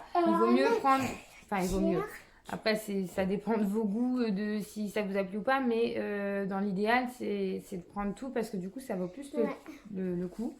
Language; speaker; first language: French; native; French